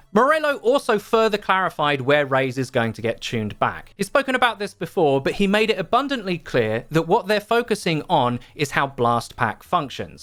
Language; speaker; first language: English; native; English